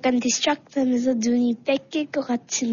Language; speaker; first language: Korean; early bilingual, heritage; Korean